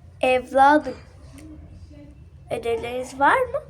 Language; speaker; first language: Turkish; early bilingual, other home language; Arabic